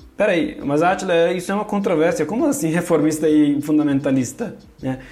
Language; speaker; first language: Portuguese; non-native, fluent; Kurdish